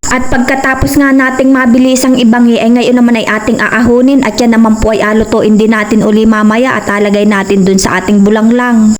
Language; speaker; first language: Filipino; native; Filipino